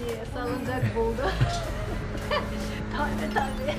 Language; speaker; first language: Turkish; non-native, learner; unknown